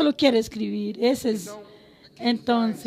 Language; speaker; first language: Spanish; non-native, fluent; Portuguese